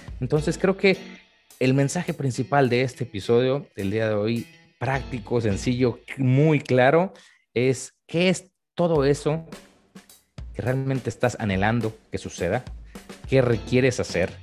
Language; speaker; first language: Spanish; native; Spanish